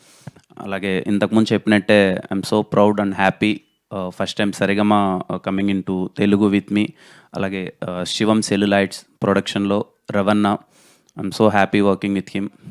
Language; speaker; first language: Telugu; native; Telugu